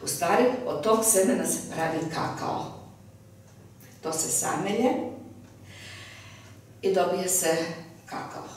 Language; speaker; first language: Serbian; early bilingual, heritage; Serbian